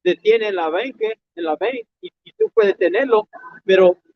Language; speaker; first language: Spanish; non-native, learner; English